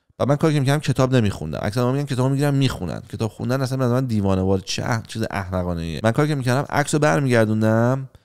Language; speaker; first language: Persian; native; Persian